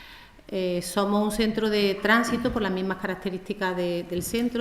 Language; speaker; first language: Spanish; native; Spanish